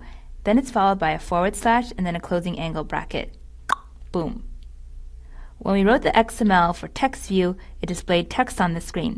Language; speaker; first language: English; native; English